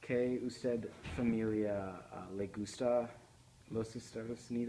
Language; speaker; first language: Spanish; non-native, learner; English